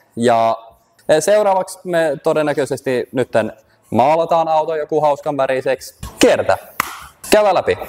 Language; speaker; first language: Finnish; early bilingual, heritage; Finnish